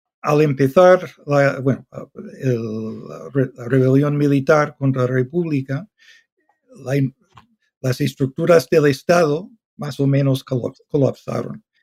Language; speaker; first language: Spanish; non-native, fluent; English